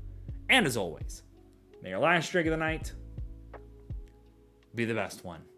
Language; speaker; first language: English; native; English